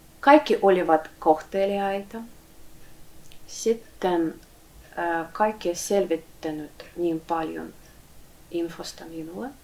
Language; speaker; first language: Finnish; non-native, fluent; Russian